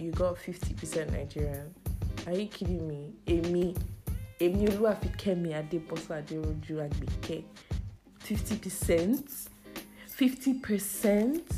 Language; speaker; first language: English; non-native, local second language; Yoruba